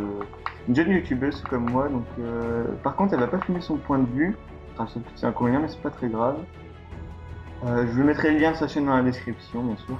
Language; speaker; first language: French; native; French